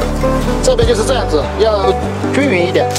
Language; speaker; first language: Chinese; native; Chinese